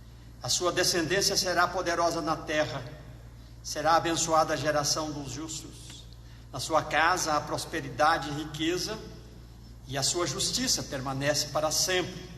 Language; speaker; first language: Portuguese; native; Portuguese